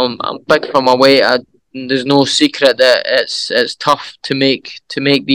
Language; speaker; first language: English; native; English